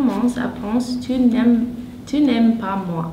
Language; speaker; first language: French; non-native, learner; English